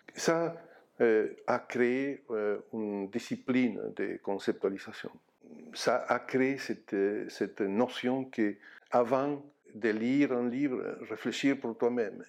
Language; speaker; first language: French; non-native, fluent; Spanish